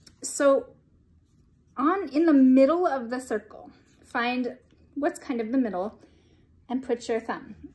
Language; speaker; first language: English; native; English